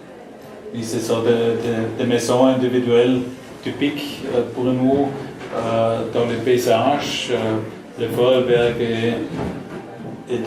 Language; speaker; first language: French; non-native, learner; German